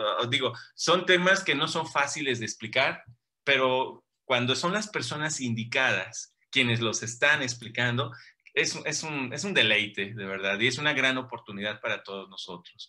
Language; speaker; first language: Spanish; native; Spanish